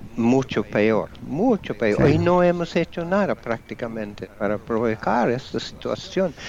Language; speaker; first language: Spanish; non-native, fluent; English